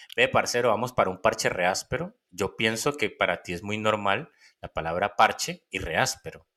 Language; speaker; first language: Spanish; native; Spanish